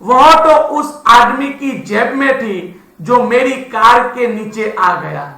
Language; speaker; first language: Hindi; non-native, local second language; Gujarati